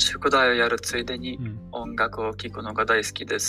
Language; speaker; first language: Japanese; non-native, learner; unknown